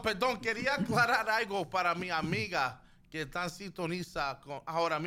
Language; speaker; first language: Spanish; early bilingual, other home language; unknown